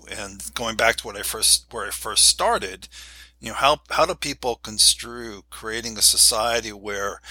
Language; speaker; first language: English; native; English